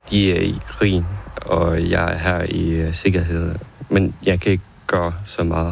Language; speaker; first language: Danish; non-native, fluent; Ukrainian